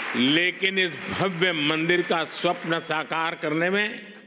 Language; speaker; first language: Hindi; non-native, local second language; Gujarati